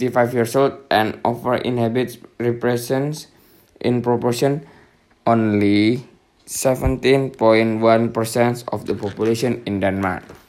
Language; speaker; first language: English; non-native, learner; Indonesian